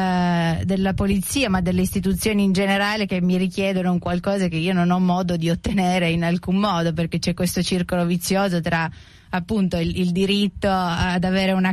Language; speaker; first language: Italian; native; Italian